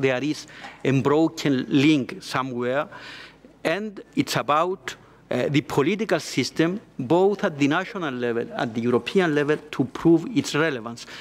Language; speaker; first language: English; non-native, fluent; Greek